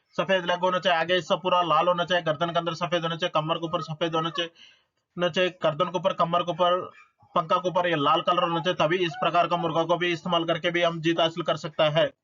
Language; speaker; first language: Hindi; non-native, local second language; Telugu